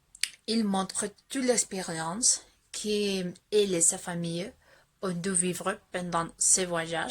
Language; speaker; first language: French; non-native, fluent; Spanish